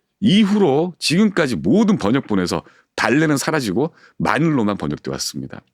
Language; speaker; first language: Korean; native; Korean